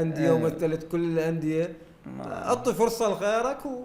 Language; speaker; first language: Arabic; native; Arabic